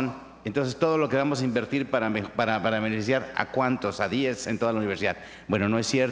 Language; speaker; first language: Spanish; native; Spanish